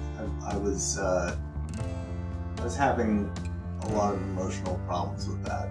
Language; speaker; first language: English; native; English